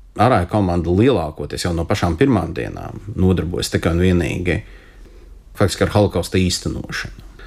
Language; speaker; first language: Latvian; non-native, local second language; Russian